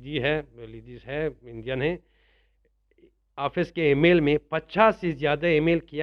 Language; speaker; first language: Hindi; non-native, learner; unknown